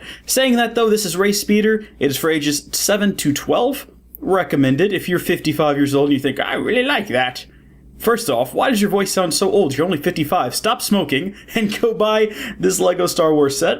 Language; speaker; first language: English; native; English